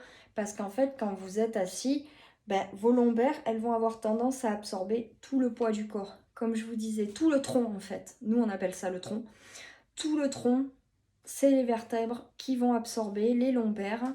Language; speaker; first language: French; native; French